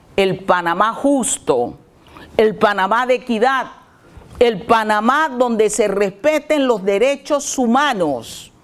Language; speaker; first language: Spanish; native; Spanish